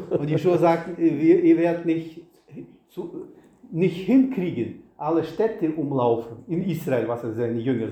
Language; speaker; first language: German; non-native, fluent; Russian